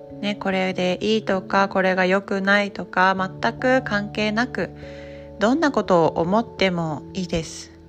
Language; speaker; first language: Japanese; native; Japanese